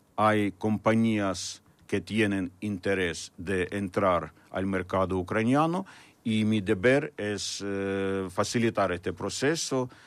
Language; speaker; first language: Spanish; non-native, fluent; Ukrainian